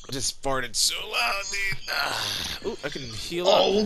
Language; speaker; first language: English; native; English